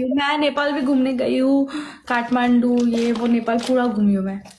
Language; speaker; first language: Hindi; non-native, local second language; Bangla